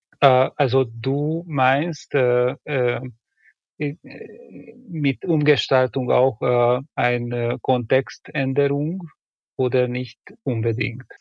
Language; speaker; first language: German; non-native, fluent; Hungarian